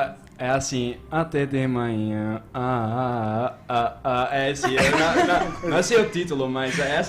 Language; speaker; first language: Portuguese; non-native, learner; Dutch